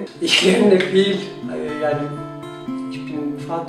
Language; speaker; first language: German; non-native, learner; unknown